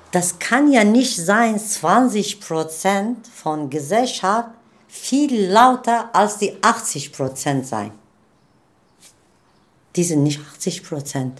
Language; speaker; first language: German; non-native, fluent; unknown